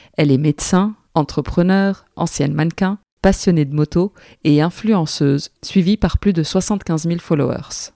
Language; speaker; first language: French; native; French